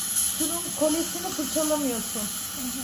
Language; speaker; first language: Turkish; native; Turkish